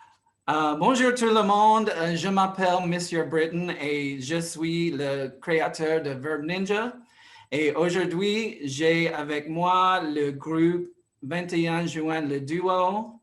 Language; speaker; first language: French; non-native, fluent; English